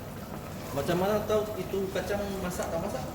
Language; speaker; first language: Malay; non-native, local second language; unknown